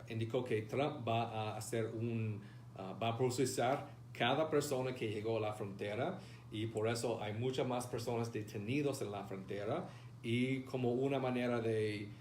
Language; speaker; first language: Spanish; non-native, fluent; English